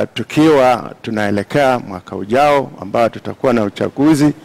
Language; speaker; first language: Swahili; non-native, local second language; Luyia